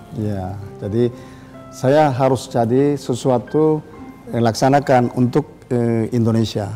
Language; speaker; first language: Indonesian; non-native, fluent; Korean